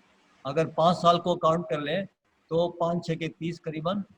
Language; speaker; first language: Hindi; native; Hindi